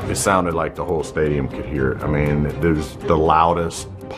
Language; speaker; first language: English; native; English